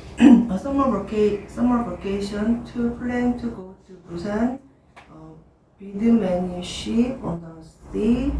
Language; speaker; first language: English; non-native, learner; Korean